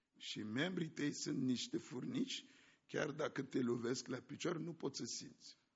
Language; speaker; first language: Romanian; non-native, fluent; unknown